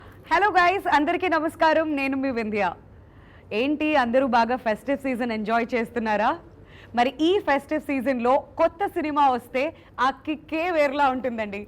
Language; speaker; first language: Telugu; native; Telugu